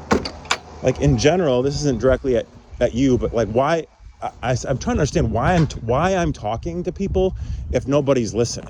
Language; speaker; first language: English; native; English